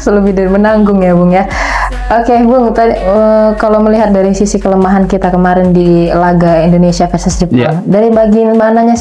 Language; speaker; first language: Indonesian; native; Indonesian